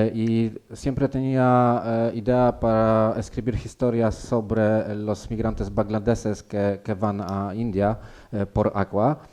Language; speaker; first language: Spanish; non-native, learner; Polish